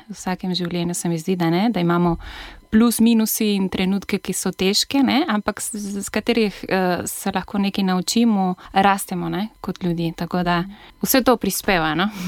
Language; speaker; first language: Slovenian; non-native, fluent; Spanish